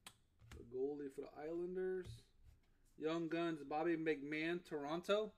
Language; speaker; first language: English; native; English